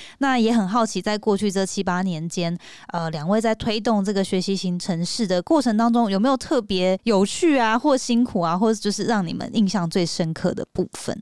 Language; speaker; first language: Chinese; native; Chinese